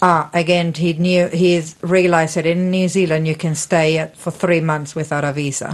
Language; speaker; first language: English; non-native, fluent; Spanish